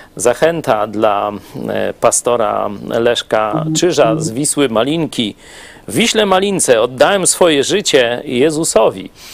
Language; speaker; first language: Polish; native; Polish